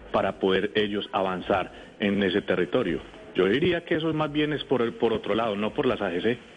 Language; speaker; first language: Spanish; native; Spanish